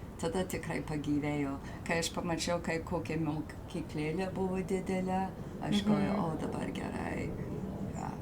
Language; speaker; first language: Lithuanian; early bilingual, heritage; Lithuanian